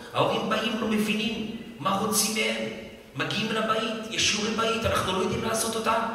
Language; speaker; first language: Hebrew; non-native, fluent; French